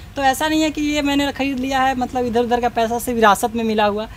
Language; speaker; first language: Hindi; native; Hindi